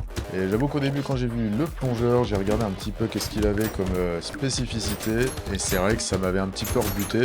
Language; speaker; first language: French; native; French